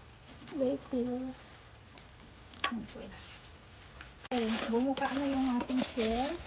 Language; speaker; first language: Filipino; non-native, local second language; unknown